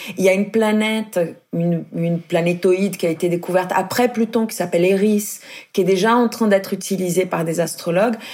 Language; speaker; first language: French; non-native, fluent; Portuguese